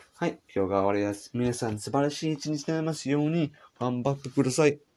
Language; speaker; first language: Japanese; non-native, learner; English